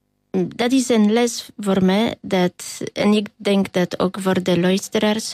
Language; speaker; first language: Dutch; non-native, fluent; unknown